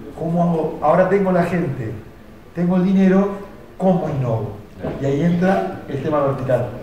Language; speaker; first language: Spanish; native; Spanish